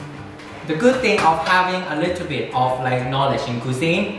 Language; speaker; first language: English; non-native, fluent; Thai